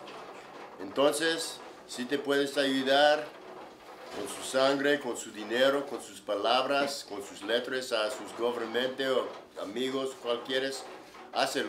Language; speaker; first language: Spanish; non-native, learner; English